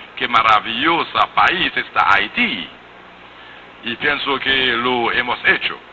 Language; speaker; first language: Spanish; non-native, learner; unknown